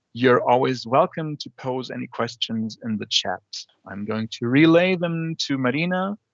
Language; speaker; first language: English; non-native, fluent; German